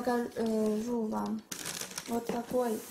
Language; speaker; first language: Russian; non-native, learner; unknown